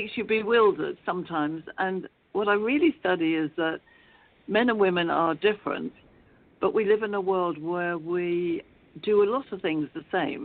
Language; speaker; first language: English; native; English